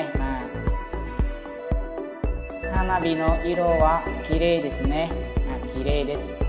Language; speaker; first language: Japanese; non-native, fluent; Khmer